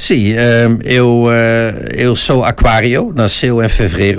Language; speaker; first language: Portuguese; non-native, fluent; Dutch